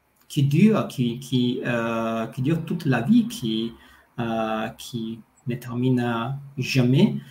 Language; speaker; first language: French; non-native, fluent; Italian